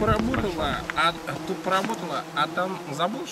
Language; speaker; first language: Russian; native; Russian